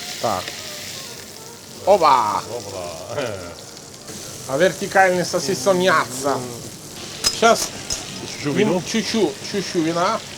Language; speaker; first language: Russian; non-native, fluent; Italian